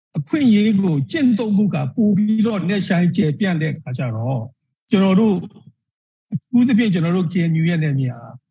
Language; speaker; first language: Burmese; non-native, local second language; Karen languages